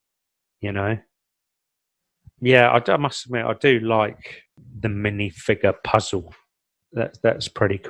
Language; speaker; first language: English; native; English